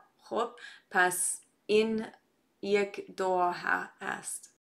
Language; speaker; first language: Persian; non-native, fluent; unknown